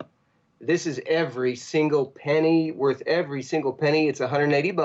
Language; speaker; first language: English; native; English